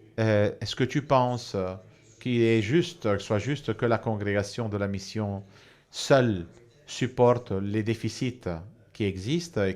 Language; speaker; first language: French; non-native, fluent; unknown